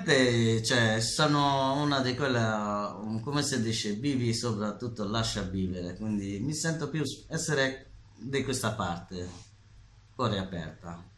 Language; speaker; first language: Italian; non-native, learner; Bangla